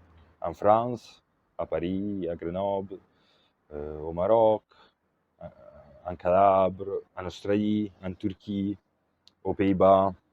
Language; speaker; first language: French; non-native, local second language; Italian